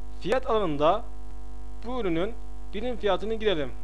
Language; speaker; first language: Turkish; native; Turkish